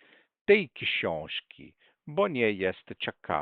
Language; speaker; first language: Polish; non-native, fluent; Portuguese